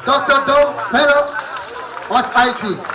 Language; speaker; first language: German; non-native, learner; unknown